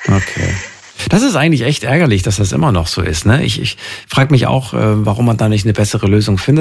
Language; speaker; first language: German; native; German